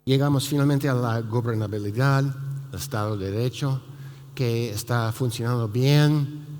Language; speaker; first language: Spanish; non-native, fluent; English